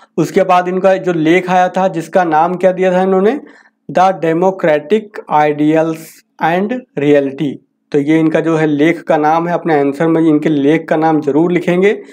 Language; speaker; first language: Hindi; native; Hindi